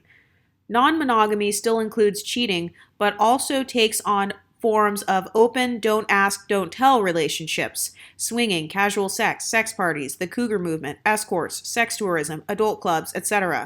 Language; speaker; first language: English; native; English